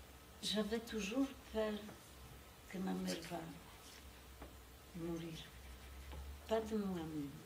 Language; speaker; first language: French; non-native, fluent; Polish